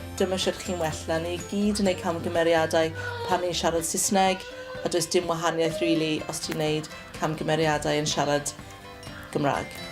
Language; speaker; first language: Welsh; non-native, local second language; English